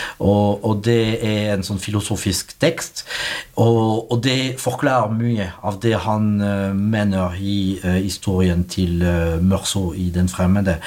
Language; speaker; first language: Norwegian; non-native, fluent; French